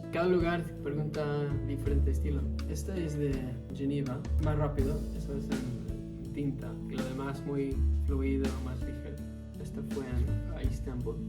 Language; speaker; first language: Spanish; early bilingual, heritage; Spanish